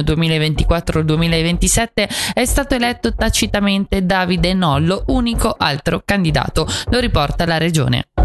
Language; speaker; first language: Italian; native; Italian